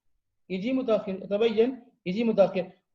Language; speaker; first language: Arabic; non-native, fluent; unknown